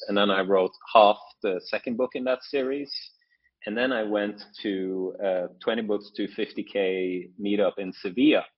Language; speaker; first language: English; non-native, fluent; Norwegian